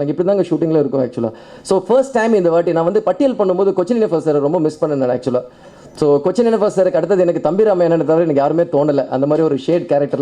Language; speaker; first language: Tamil; native; Tamil